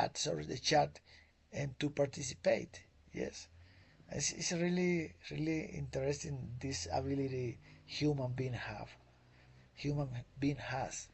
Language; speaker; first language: English; non-native, learner; Spanish